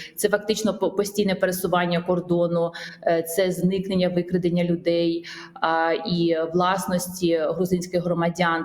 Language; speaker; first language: Ukrainian; non-native, fluent; Georgian